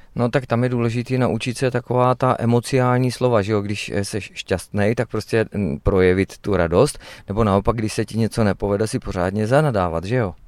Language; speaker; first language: Czech; native; Czech